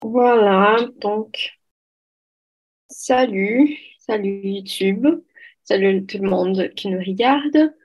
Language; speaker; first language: French; non-native, learner; Portuguese